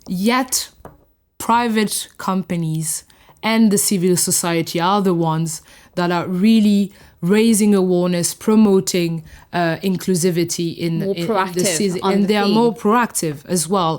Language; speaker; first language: English; non-native, fluent; French